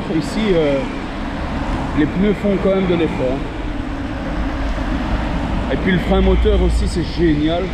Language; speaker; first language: French; native; French